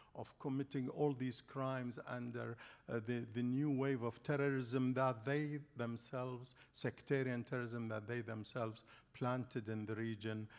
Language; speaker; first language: English; non-native, fluent; Arabic